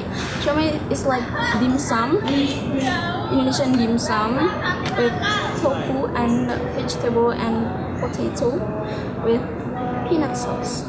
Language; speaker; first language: English; non-native, learner; Indonesian